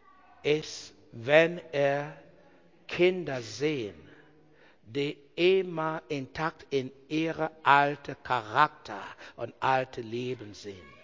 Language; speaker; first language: German; non-native, learner; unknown